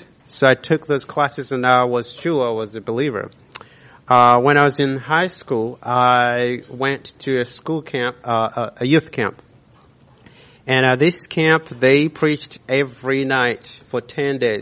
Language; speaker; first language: English; non-native, local second language; Nyanja